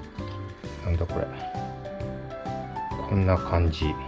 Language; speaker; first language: Japanese; native; Japanese